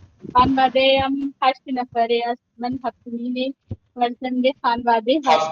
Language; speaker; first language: Persian; non-native, learner; Urdu